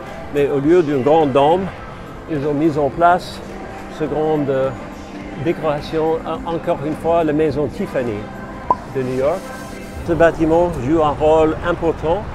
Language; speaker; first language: French; non-native, fluent; English